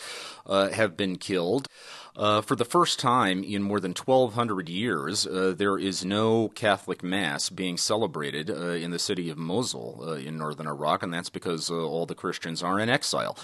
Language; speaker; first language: English; native; English